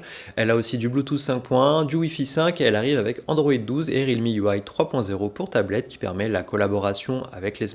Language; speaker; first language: French; native; French